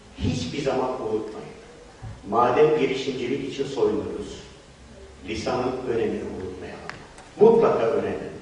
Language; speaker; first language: Turkish; non-native, fluent; English